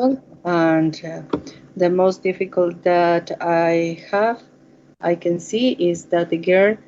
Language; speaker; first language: English; non-native, learner; Spanish